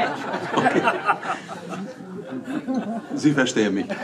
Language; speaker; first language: German; non-native, fluent; Hungarian